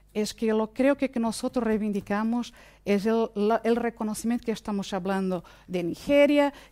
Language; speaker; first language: Spanish; non-native, fluent; Portuguese